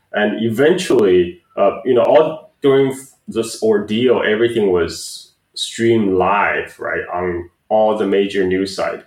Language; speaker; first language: English; non-native, fluent; Chinese